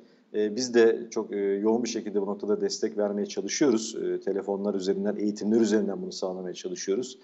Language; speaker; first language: Turkish; native; Turkish